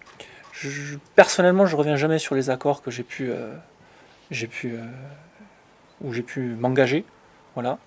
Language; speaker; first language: French; native; French